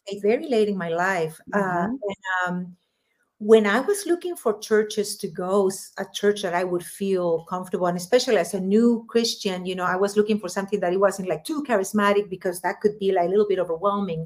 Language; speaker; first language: English; non-native, fluent; Spanish